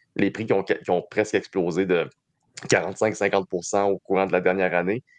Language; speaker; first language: French; native; French